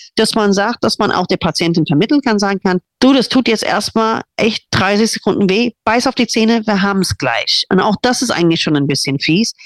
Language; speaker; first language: German; non-native, fluent; English